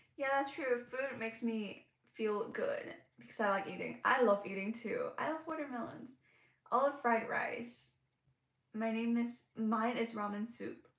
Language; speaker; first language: English; non-native, local second language; Cantonese